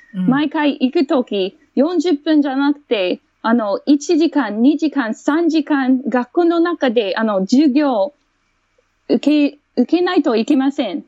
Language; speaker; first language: Japanese; non-native, fluent; English